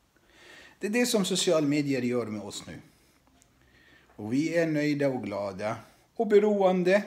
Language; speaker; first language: Swedish; non-native, fluent; Arabic